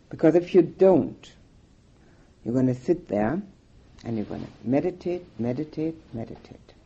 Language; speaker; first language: English; non-native, fluent; German